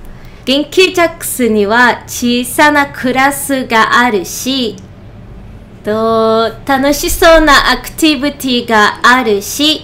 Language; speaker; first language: Japanese; non-native, learner; Portuguese